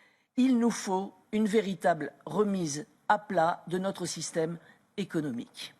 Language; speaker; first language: French; native; French